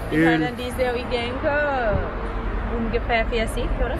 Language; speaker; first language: German; non-native, learner; Thai